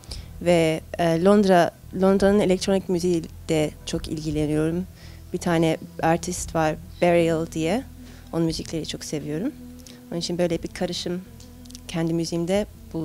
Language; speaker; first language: Turkish; early bilingual, heritage; Turkish